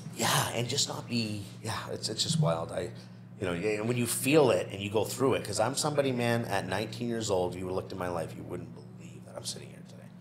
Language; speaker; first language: English; native; English